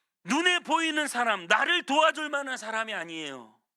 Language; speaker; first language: Korean; native; Korean